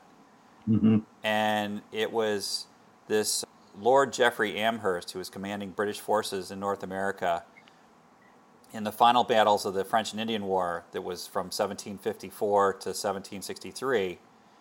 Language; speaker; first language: English; native; English